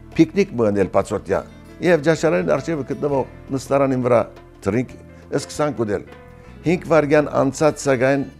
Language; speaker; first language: Armenian; native; Armenian